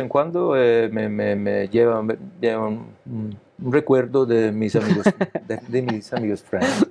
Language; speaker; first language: Spanish; non-native, learner; Italian